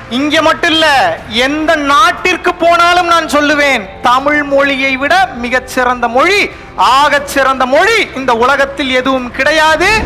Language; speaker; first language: Tamil; non-native, local second language; Telugu